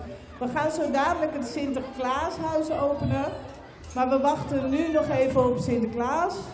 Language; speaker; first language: Dutch; native; Dutch